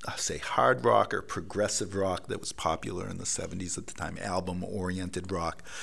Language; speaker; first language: English; native; English